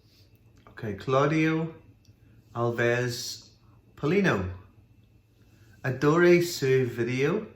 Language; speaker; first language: Portuguese; non-native, learner; English